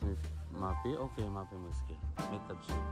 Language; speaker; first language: Arabic; non-native, learner; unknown